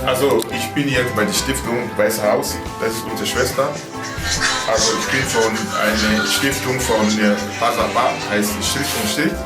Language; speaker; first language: German; non-native, learner; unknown